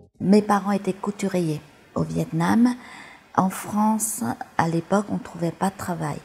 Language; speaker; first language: French; early bilingual, other home language; Vietnamese